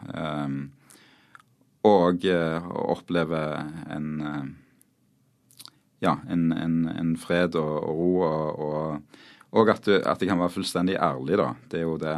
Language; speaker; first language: Norwegian; native; Norwegian